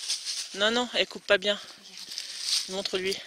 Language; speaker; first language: French; native; French